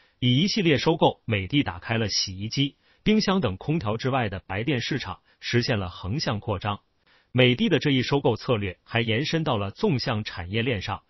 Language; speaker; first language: Chinese; native; Chinese